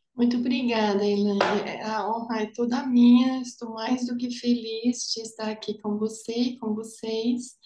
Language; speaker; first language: Portuguese; non-native, fluent; German